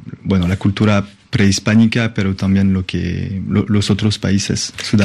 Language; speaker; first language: Spanish; non-native, fluent; French